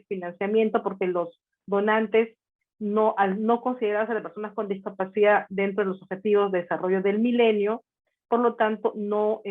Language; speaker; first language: Spanish; native; Spanish